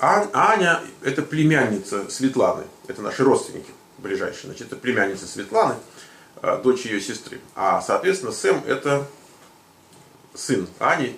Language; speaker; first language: Russian; native; Russian